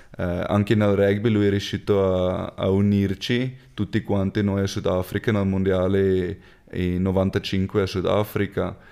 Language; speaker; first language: Italian; non-native, fluent; Afrikaans